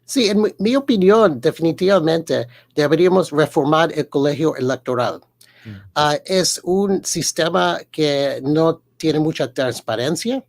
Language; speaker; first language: Spanish; early bilingual, heritage; Spanish